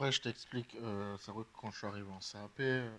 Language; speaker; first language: French; native; French